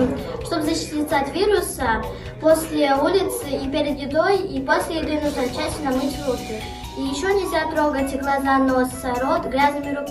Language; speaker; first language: Russian; early bilingual, other home language; Kyrgyz